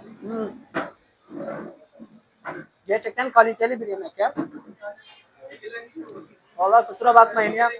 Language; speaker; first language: Turkish; non-native, fluent; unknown